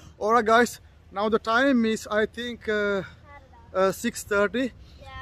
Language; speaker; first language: English; non-native, learner; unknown